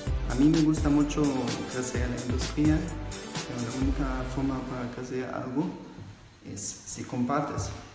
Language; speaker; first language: Spanish; non-native, learner; German